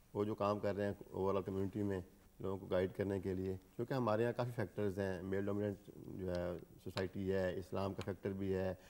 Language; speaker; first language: Urdu; native; Urdu